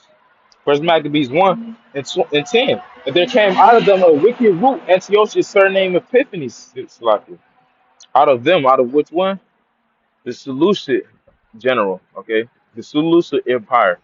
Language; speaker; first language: English; native; English